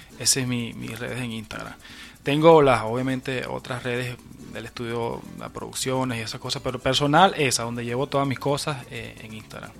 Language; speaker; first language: Spanish; native; Spanish